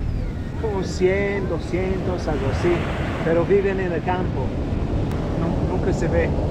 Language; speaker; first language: Spanish; non-native, learner; English